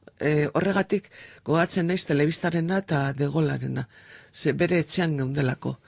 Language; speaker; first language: Basque; non-native, local second language; Spanish